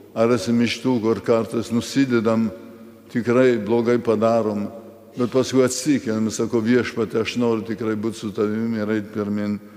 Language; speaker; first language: Lithuanian; early bilingual, heritage; Lithuanian